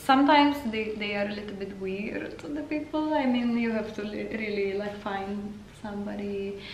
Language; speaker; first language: English; non-native, fluent; Czech